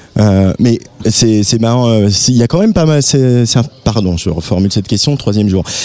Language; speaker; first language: French; native; French